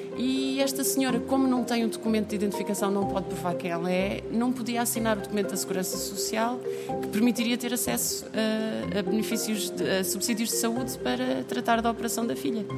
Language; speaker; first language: Portuguese; native; Portuguese